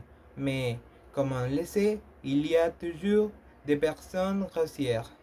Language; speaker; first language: French; non-native, learner; Spanish